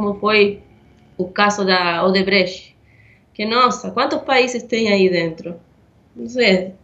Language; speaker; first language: Portuguese; non-native, fluent; Spanish